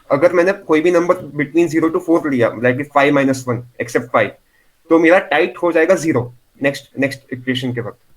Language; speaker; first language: Hindi; non-native, local second language; Marathi